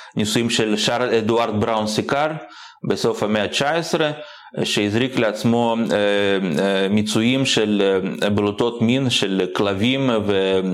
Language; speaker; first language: Hebrew; non-native, fluent; Russian